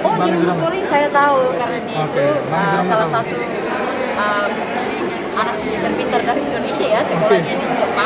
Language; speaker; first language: Indonesian; non-native, fluent; Tetum